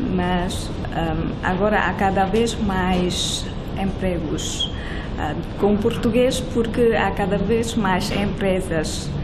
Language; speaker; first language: Portuguese; non-native, fluent; Vietnamese